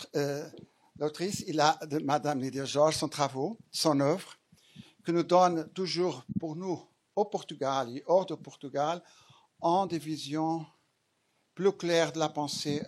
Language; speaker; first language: French; non-native, fluent; Portuguese